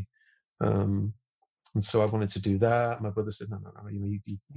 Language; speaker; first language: English; native; English